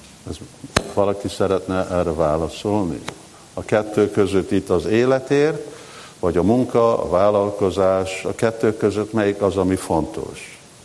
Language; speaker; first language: Hungarian; early bilingual, heritage; Hungarian